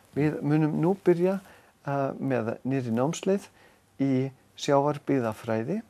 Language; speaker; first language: Icelandic; non-native, fluent; German